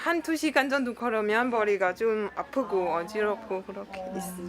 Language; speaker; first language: Korean; non-native, learner; Thai